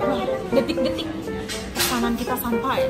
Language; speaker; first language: Indonesian; native; Indonesian